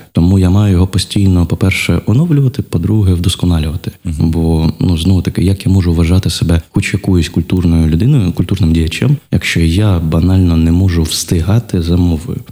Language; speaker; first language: Ukrainian; non-native, local second language; Russian